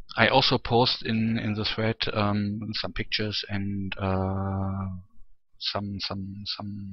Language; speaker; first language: English; non-native, learner; German